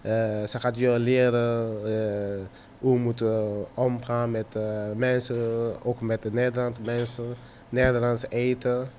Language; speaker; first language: Dutch; non-native, fluent; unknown